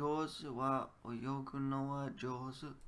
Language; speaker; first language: Japanese; non-native, learner; English